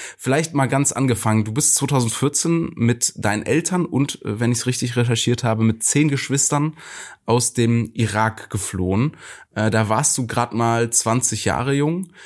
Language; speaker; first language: German; native; German